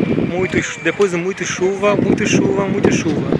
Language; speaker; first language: Portuguese; non-native, learner; Turkish